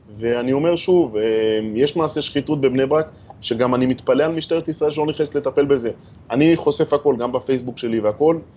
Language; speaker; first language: Hebrew; native; Hebrew